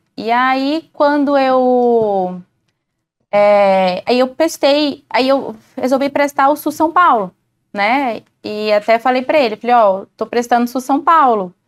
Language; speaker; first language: Portuguese; native; Portuguese